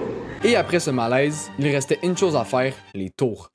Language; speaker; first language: French; native; French